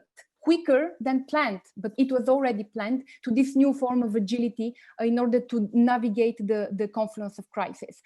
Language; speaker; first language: English; non-native, fluent; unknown